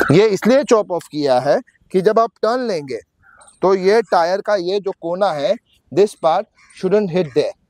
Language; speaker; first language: Hindi; native; Hindi